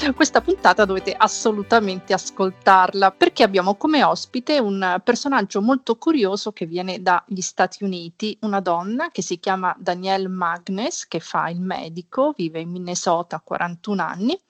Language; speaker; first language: Italian; native; Italian